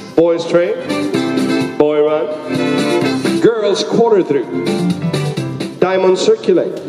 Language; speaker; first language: English; non-native, fluent; Danish